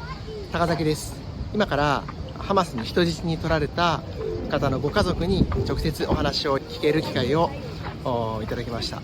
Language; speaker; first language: Japanese; native; Japanese